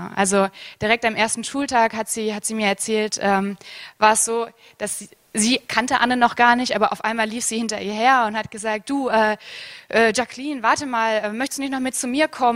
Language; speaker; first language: German; native; German